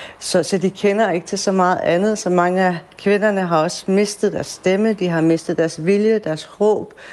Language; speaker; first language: Danish; early bilingual, other home language; Persian